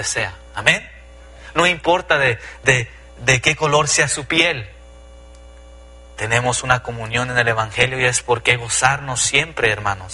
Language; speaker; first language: Spanish; early bilingual, heritage; Spanish